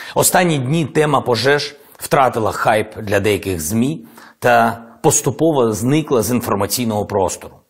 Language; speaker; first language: Ukrainian; non-native, local second language; Russian